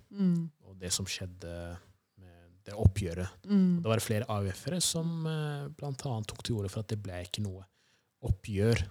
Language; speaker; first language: Norwegian; early bilingual, other home language; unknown